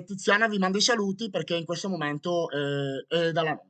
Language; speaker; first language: Italian; native; Italian